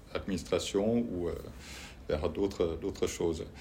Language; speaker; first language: French; non-native, fluent; German